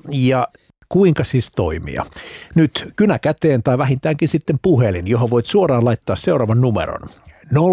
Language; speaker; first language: Finnish; native; Finnish